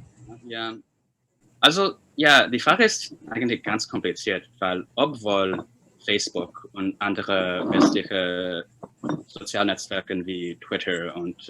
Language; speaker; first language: German; non-native, fluent; Chinese